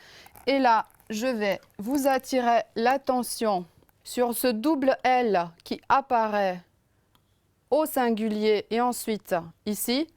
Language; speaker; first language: French; non-native, fluent; Romanian